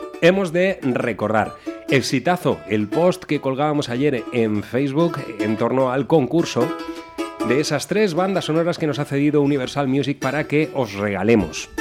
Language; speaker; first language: Spanish; native; Spanish